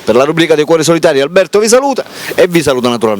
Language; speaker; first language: Italian; native; Italian